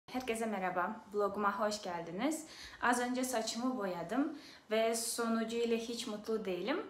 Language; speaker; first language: Turkish; non-native, fluent; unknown